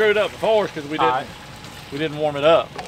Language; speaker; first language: English; native; English